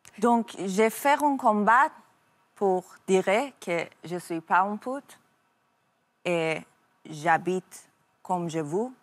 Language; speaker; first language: French; non-native, learner; Persian